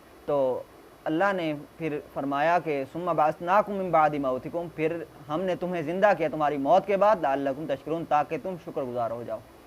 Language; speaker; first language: Urdu; native; Urdu